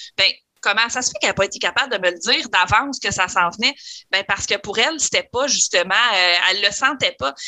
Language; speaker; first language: French; native; French